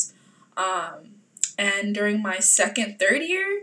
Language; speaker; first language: English; native; English